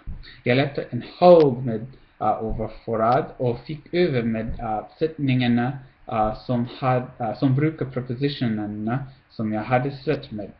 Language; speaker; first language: Norwegian; non-native, learner; English